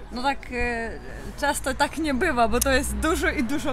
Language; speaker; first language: Polish; non-native, learner; Ukrainian